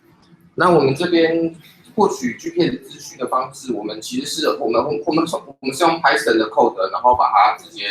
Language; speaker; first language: Chinese; native; Chinese